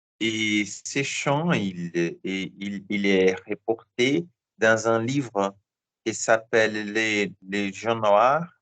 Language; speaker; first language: French; non-native, learner; Portuguese